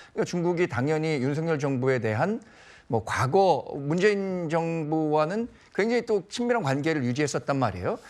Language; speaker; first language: Korean; native; Korean